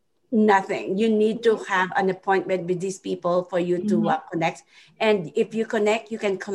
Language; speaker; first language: English; non-native, local second language; Filipino